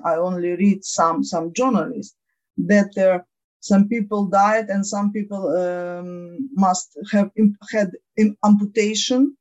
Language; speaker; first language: English; non-native, learner; Ukrainian